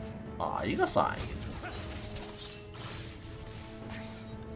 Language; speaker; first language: Chinese; native; Chinese